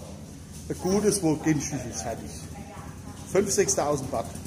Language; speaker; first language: German; native; German